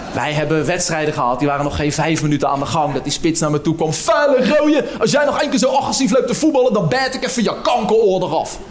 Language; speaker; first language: Dutch; native; Dutch